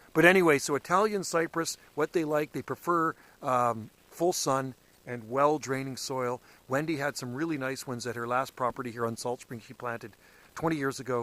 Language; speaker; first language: English; native; English